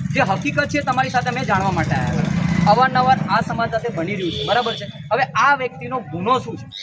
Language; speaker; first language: Gujarati; non-native, local second language; Rathawi